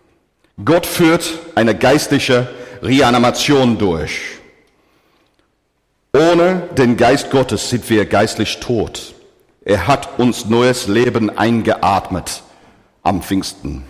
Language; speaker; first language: German; non-native, fluent; English